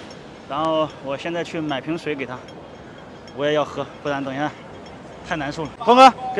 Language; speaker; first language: Chinese; native; Chinese